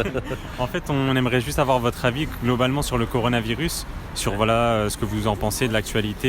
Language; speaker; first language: French; native; French